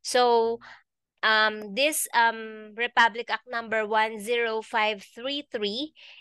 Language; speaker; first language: English; non-native, local second language; Filipino